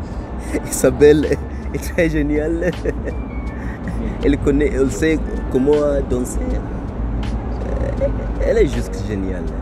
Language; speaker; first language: French; non-native, learner; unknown